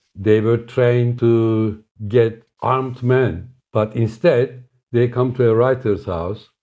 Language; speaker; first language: English; non-native, fluent; Turkish